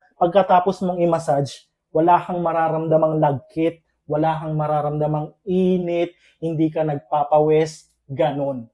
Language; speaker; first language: Filipino; non-native, local second language; Iloko